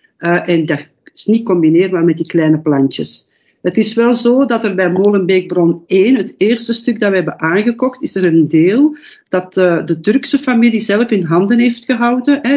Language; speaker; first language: Dutch; native; Dutch